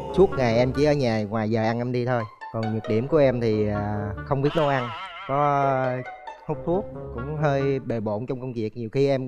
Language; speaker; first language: Vietnamese; native; Vietnamese